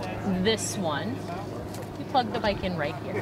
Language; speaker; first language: English; native; English